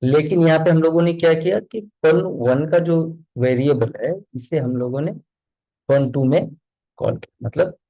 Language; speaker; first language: Hindi; non-native, local second language; Marathi